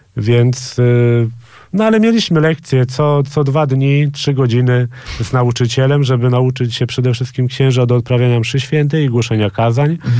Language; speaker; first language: Polish; native; Polish